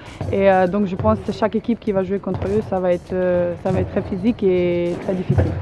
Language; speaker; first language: French; non-native, fluent; Slovenian